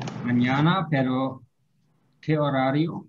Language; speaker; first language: Spanish; non-native, fluent; German